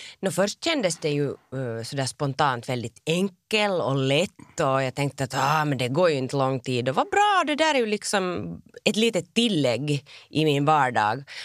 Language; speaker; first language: Swedish; native; Swedish